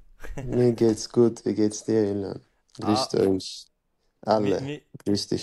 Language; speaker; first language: German; non-native, fluent; Chechen